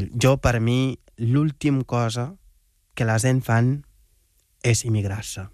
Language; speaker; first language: Catalan; non-native, fluent; Wolof